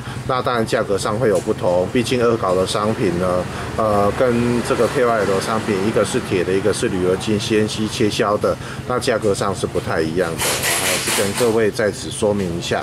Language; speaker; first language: Chinese; native; Chinese